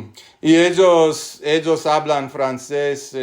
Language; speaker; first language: Spanish; non-native, learner; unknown